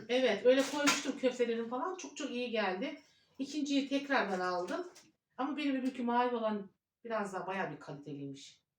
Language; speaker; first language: Turkish; native; Turkish